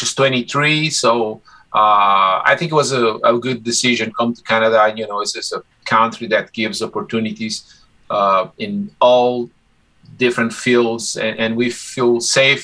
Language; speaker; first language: English; non-native, fluent; Portuguese